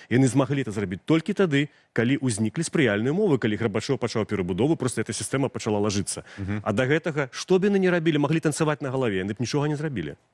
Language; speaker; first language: Belarusian; non-native, local second language; Russian